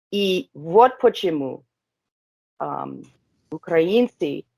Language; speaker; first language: Russian; non-native, learner; English